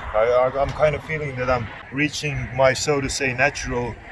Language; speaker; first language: English; non-native, fluent; Estonian